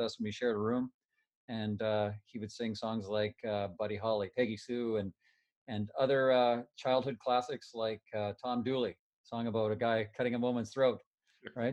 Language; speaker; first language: English; native; English